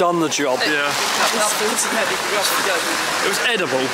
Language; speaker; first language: English; native; English